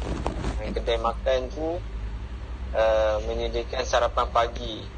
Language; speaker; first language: Malay; native; Malay